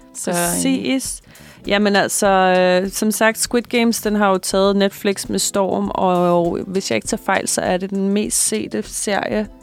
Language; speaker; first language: Danish; native; Danish